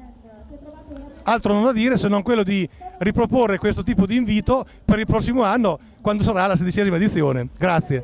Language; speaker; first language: Italian; native; Italian